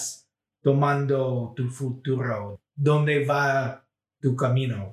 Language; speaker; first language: Spanish; non-native, fluent; English